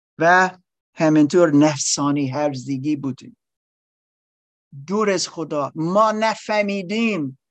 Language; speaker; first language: Persian; non-native, learner; English